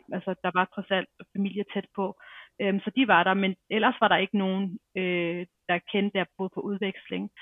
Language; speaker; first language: Danish; native; Danish